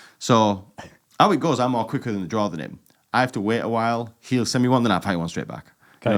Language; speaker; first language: English; native; English